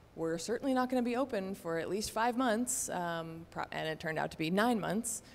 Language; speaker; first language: English; native; English